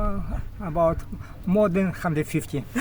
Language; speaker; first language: English; non-native, learner; Russian